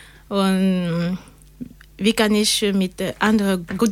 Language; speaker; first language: German; non-native, learner; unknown